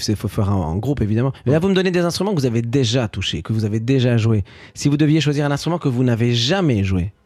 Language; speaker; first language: French; early bilingual, other home language; Arabic